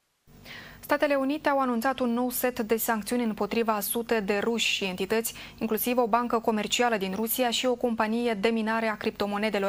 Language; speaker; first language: Romanian; native; Romanian